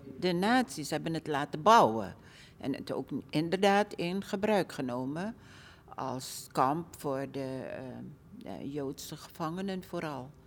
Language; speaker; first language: Dutch; early bilingual, other home language; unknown